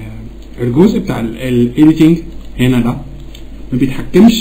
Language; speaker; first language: Arabic; native; Arabic